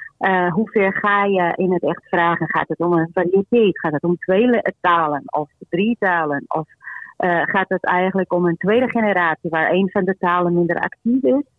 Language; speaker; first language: Dutch; non-native, fluent; Portuguese